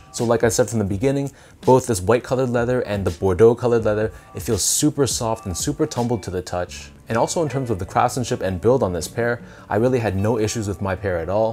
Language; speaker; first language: English; native; English